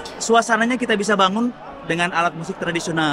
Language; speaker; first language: Indonesian; native; Indonesian